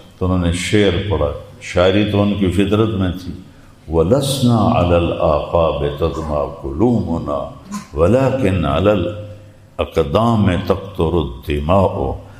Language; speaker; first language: Urdu; non-native, local second language; Punjabi